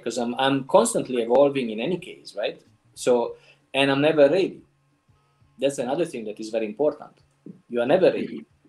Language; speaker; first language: English; non-native, fluent; Italian